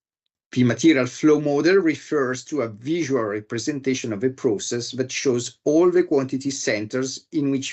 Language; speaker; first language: English; non-native, fluent; Italian